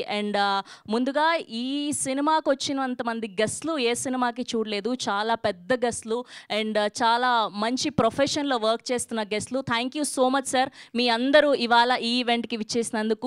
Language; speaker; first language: Telugu; native; Telugu